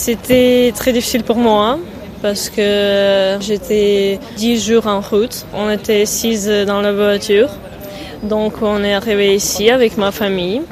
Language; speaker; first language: French; non-native, fluent; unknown